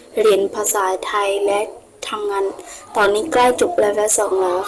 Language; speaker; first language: Thai; non-native, learner; Burmese